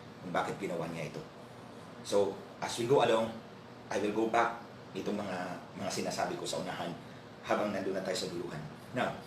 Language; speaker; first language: Filipino; non-native, local second language; Cebuano